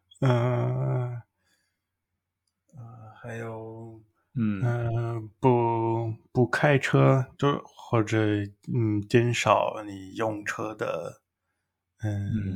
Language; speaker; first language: Chinese; non-native, fluent; English